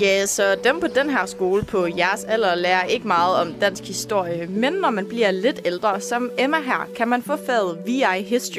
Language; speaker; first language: Danish; native; Danish